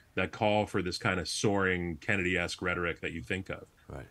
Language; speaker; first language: English; native; English